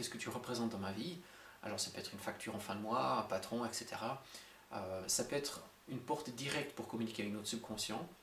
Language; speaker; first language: French; native; French